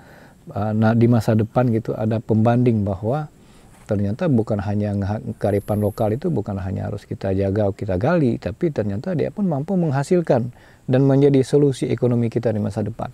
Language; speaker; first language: Indonesian; non-native, local second language; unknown